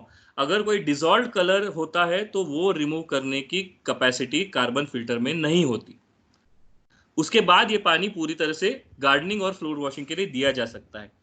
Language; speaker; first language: Hindi; non-native, local second language; Marathi